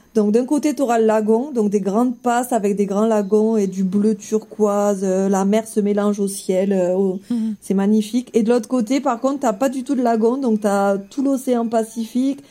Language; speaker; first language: French; native; French